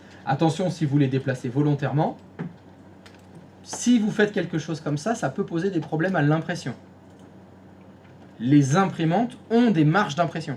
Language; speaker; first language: French; native; French